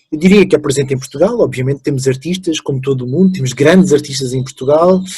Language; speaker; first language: Portuguese; early bilingual, other home language; French